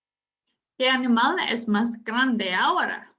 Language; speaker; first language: Spanish; non-native, fluent; English